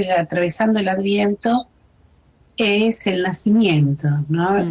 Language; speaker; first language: Spanish; native; Spanish